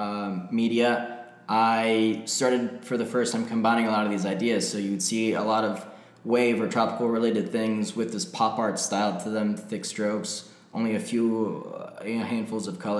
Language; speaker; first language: English; native; English